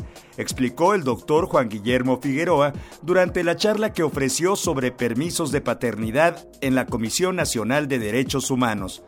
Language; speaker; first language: Spanish; native; Spanish